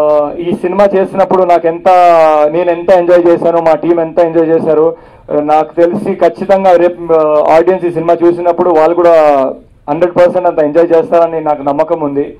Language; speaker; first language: Telugu; non-native, local second language; Urdu